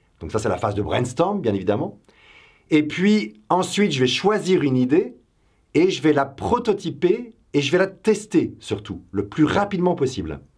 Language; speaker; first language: French; native; French